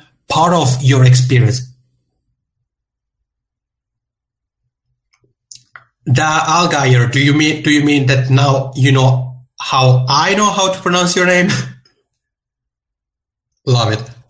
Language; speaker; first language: English; non-native, fluent; Italian